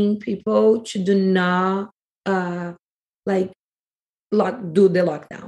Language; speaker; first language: English; non-native, fluent; Portuguese